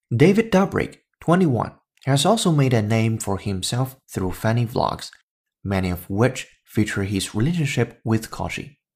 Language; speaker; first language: English; non-native, fluent; Chinese